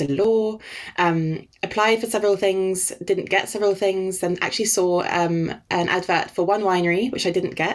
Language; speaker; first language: English; non-native, fluent; Danish